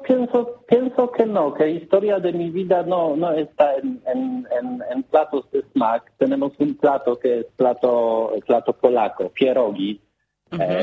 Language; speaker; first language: Spanish; non-native, learner; Polish